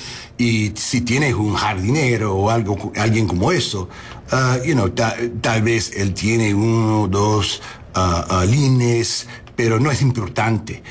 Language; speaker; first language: Spanish; non-native, learner; English